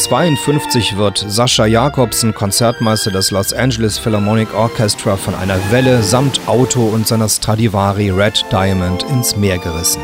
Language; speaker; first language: German; native; German